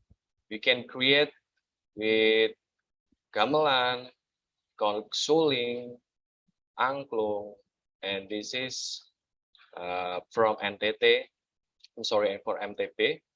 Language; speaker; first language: English; non-native, learner; Indonesian